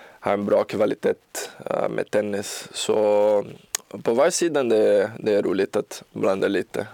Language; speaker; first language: Swedish; non-native, learner; Portuguese